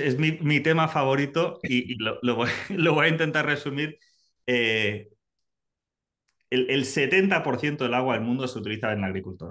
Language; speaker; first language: Spanish; native; Spanish